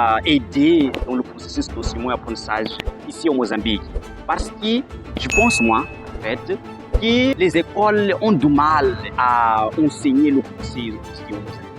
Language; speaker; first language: French; non-native, fluent; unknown